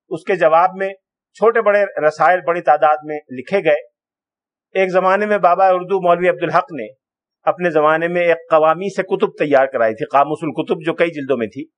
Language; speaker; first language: Urdu; native; Urdu